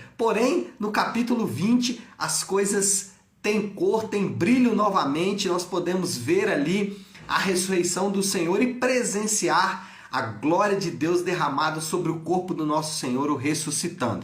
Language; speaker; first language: Portuguese; native; Portuguese